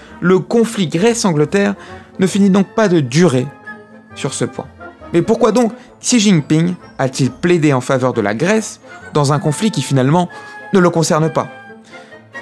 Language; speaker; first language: French; native; French